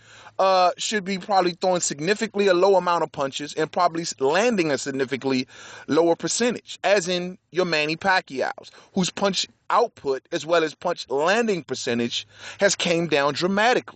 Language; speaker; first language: English; native; English